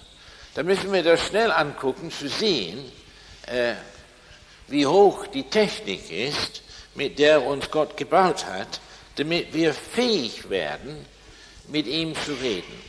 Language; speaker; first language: German; non-native, fluent; English